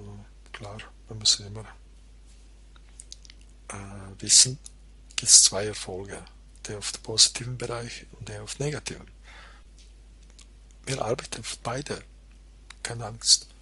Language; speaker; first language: German; non-native, fluent; Croatian